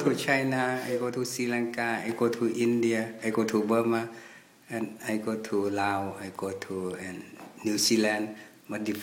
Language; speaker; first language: English; non-native, learner; Thai